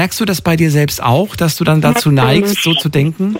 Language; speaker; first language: German; native; German